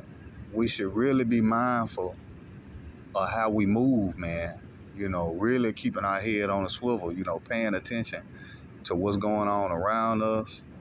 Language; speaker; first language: English; native; English